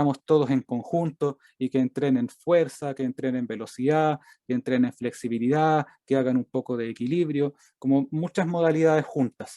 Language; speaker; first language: Spanish; native; Spanish